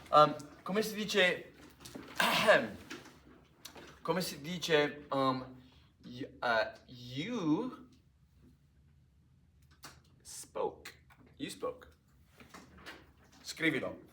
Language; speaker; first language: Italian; non-native, fluent; English